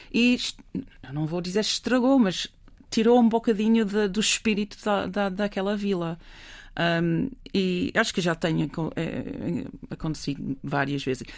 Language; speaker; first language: Portuguese; non-native, fluent; English